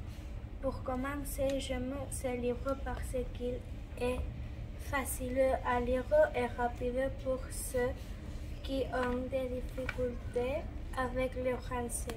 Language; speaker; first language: French; non-native, learner; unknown